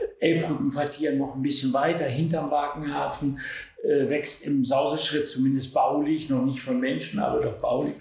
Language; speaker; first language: German; native; German